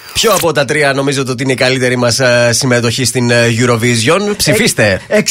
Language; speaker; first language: Greek; native; Greek